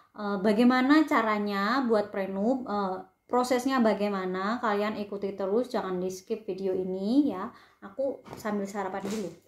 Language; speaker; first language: Indonesian; native; Indonesian